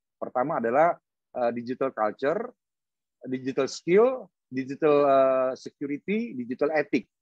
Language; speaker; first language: Indonesian; native; Indonesian